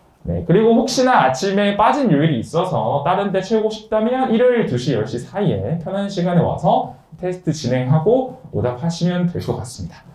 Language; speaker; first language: Korean; native; Korean